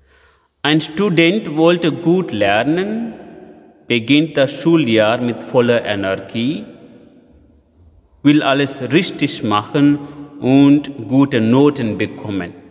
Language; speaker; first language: German; non-native, fluent; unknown